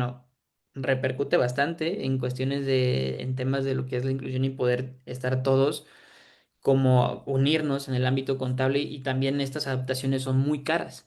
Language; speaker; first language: Spanish; native; Spanish